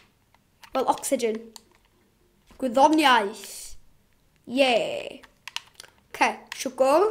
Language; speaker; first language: Welsh; non-native, local second language; English